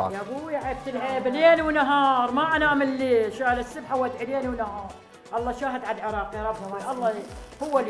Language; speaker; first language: Arabic; native; Arabic